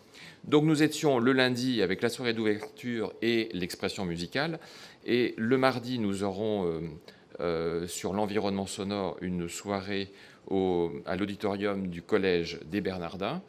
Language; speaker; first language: French; native; French